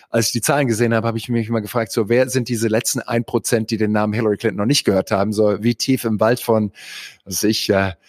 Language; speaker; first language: German; native; German